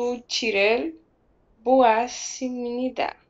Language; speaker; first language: Korean; non-native, learner; Portuguese